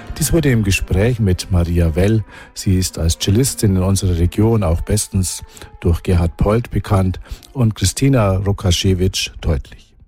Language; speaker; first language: German; native; German